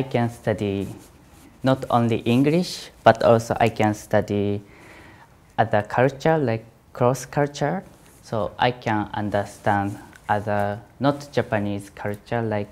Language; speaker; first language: English; non-native, learner; Japanese